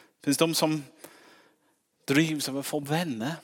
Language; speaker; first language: Swedish; non-native, fluent; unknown